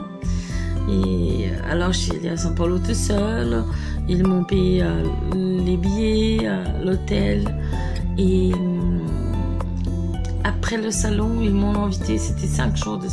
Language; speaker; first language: French; non-native, fluent; Portuguese